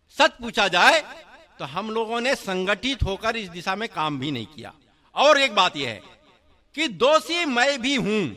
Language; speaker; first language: Hindi; native; Hindi